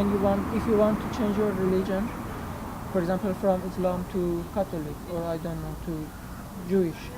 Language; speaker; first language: English; non-native, learner; Persian